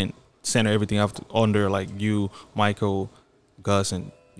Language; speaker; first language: English; non-native, local second language; French